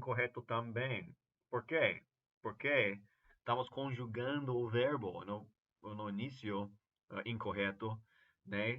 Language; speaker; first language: Portuguese; non-native, fluent; English